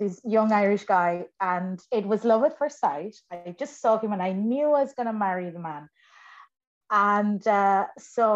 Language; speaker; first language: English; non-native, fluent; Spanish